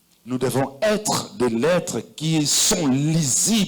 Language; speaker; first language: French; non-native, local second language; Lingala